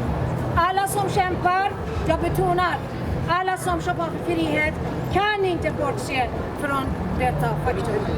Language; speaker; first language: Swedish; non-native, fluent; Persian